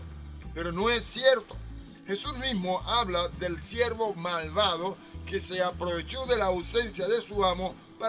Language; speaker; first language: Spanish; native; Spanish